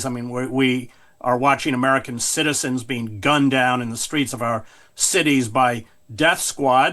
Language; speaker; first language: English; native; English